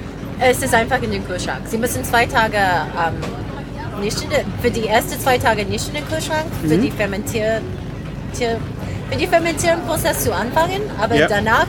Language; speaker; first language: German; non-native, learner; Korean